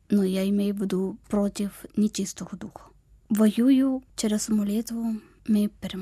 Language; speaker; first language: Ukrainian; non-native, learner; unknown